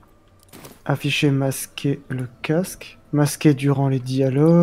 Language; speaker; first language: French; native; French